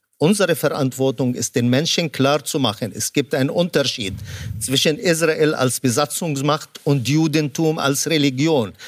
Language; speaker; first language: German; non-native, fluent; Arabic